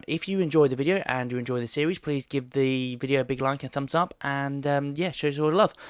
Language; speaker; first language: English; native; English